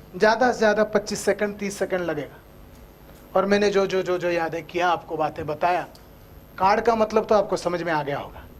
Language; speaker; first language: Hindi; non-native, local second language; Telugu